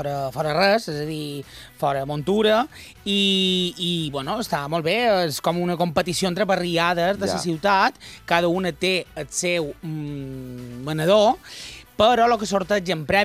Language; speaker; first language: Catalan; native; Catalan